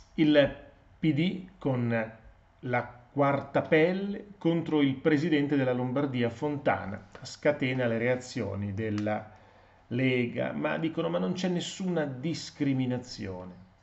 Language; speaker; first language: Italian; native; Italian